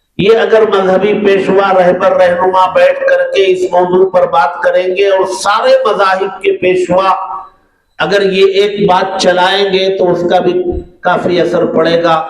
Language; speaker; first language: Urdu; native; Urdu